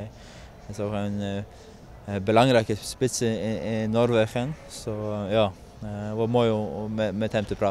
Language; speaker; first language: Dutch; non-native, fluent; Norwegian